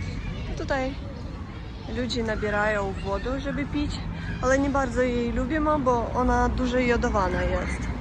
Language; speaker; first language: Polish; non-native, learner; Russian